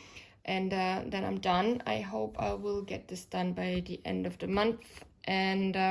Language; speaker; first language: English; non-native, fluent; German